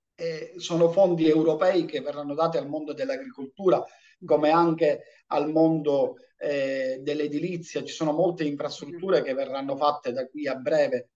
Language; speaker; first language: Italian; native; Italian